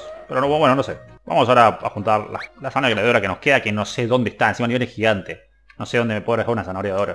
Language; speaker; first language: Spanish; native; Spanish